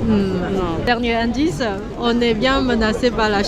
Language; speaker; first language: French; non-native, learner; Chinese